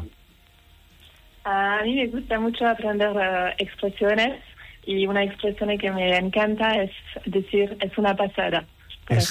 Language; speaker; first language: Spanish; non-native, learner; Dutch